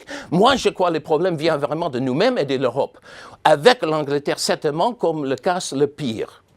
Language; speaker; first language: French; non-native, fluent; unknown